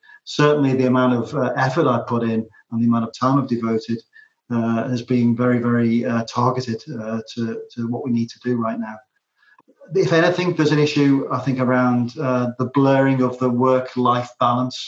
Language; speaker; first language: English; native; English